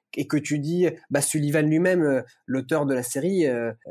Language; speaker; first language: French; early bilingual, other home language; Italian